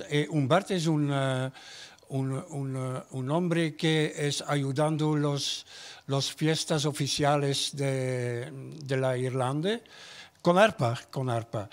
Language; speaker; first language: Spanish; non-native, learner; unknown